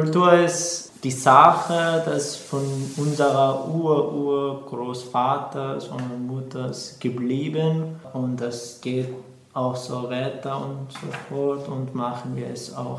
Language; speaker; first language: German; non-native, learner; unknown